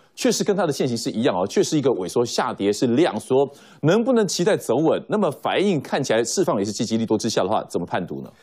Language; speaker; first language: Chinese; native; Chinese